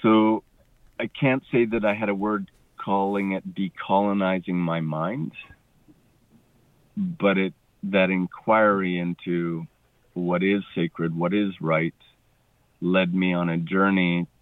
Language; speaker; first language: English; native; English